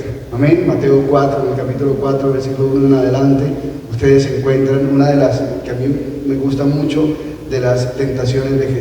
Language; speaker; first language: Spanish; native; Spanish